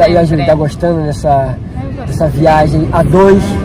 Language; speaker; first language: Portuguese; native; Portuguese